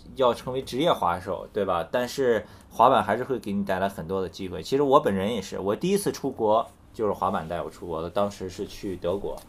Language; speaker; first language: Chinese; native; Chinese